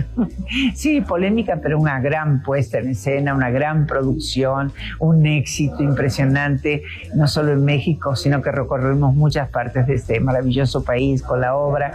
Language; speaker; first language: Spanish; native; Spanish